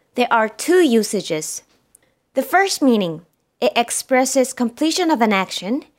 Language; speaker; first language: English; non-native, fluent; Japanese